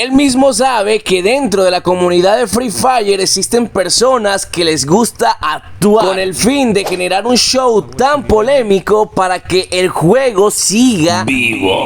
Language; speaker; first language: Spanish; native; Spanish